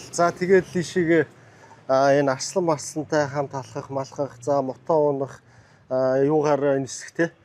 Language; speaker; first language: Mongolian; native; Mongolian